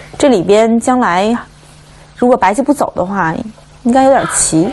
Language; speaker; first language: Chinese; native; Chinese